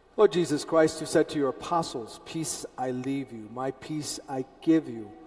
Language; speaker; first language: English; early bilingual, other home language; Spanish